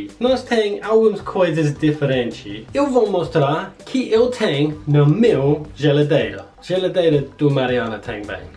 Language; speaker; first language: Portuguese; non-native, learner; English